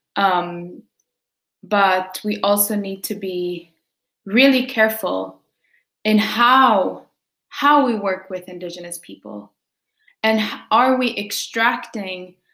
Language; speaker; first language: English; early bilingual, other home language; Quechua